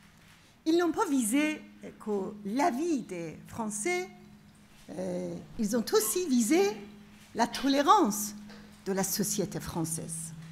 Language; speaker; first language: French; non-native, fluent; Persian